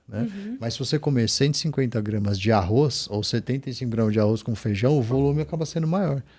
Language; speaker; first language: Portuguese; native; Portuguese